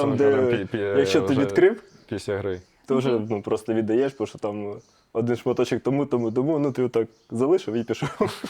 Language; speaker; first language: Ukrainian; non-native, local second language; Russian